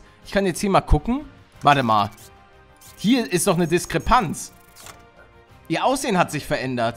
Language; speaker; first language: German; native; German